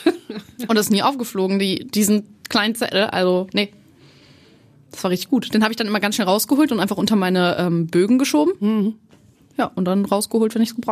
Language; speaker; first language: German; native; German